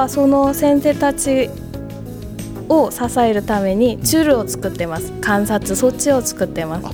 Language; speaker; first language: Japanese; non-native, fluent; Korean